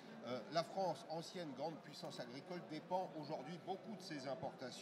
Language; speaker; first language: French; native; French